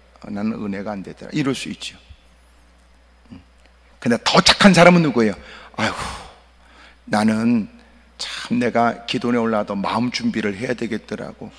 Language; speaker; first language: Korean; native; Korean